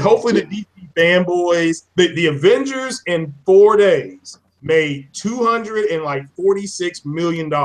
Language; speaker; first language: English; native; English